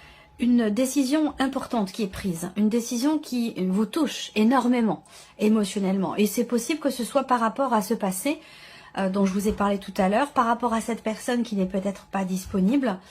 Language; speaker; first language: French; native; French